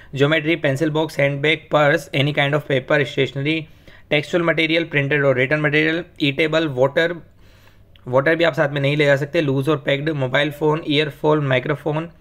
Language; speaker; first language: Hindi; native; Hindi